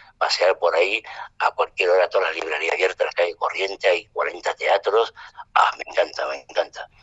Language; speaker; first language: Spanish; non-native, fluent; French